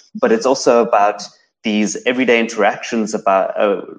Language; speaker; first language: English; native; English